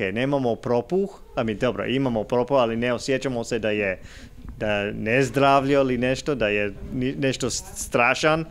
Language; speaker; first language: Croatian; non-native, learner; English